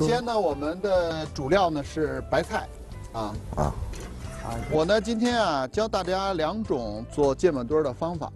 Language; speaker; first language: Chinese; native; Chinese